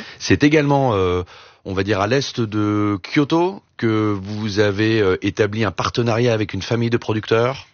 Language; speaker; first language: French; native; French